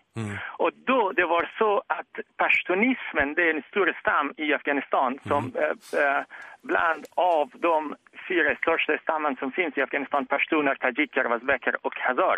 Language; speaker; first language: Swedish; non-native, fluent; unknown